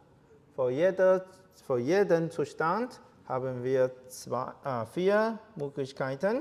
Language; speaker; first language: German; non-native, learner; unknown